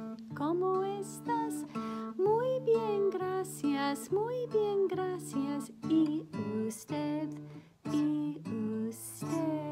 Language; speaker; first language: Spanish; non-native, fluent; English